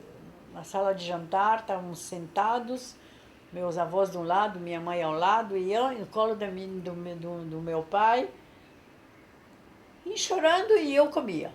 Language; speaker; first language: Portuguese; non-native, fluent; Polish